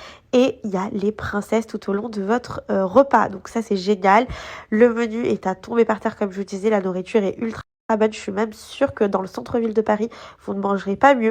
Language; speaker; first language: French; native; French